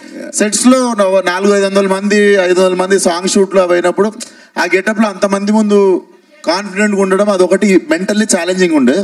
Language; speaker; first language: Telugu; native; Telugu